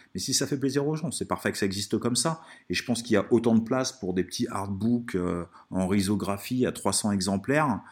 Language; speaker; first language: French; early bilingual, other home language; Italian